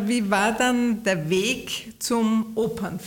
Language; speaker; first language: German; native; German